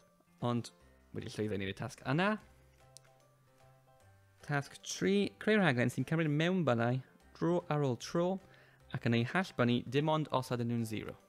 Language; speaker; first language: Welsh; native; Welsh